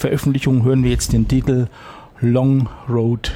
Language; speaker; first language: German; native; German